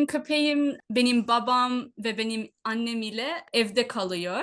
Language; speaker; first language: Turkish; non-native, fluent; Telugu